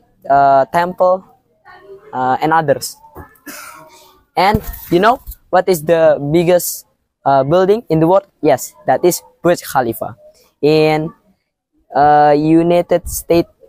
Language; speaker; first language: English; non-native, learner; Indonesian